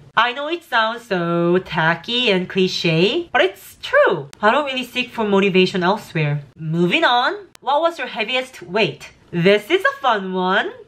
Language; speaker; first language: English; non-native, fluent; Korean